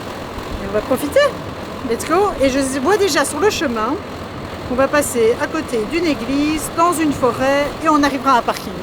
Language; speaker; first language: French; native; French